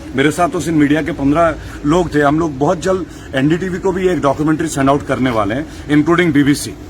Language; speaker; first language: Hindi; non-native, local second language; Bangla